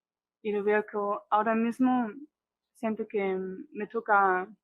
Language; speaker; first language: Spanish; non-native, fluent; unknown